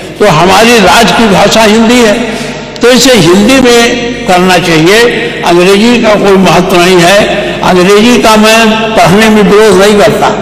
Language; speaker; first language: Hindi; native; Hindi